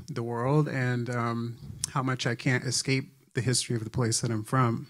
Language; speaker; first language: English; native; English